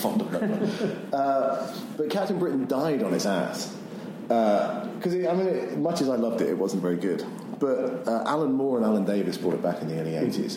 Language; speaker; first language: English; native; English